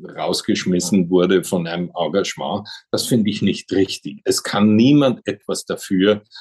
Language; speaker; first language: German; native; German